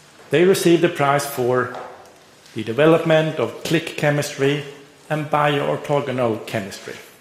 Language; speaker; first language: English; non-native, fluent; Swedish